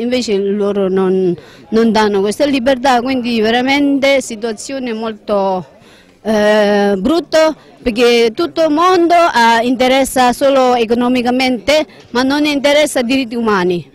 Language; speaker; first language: Italian; non-native, learner; Tibetan